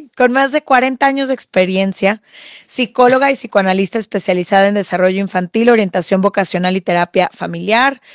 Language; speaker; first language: Spanish; native; Spanish